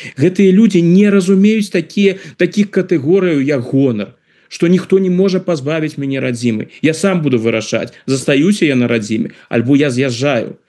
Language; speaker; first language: Belarusian; non-native, local second language; Russian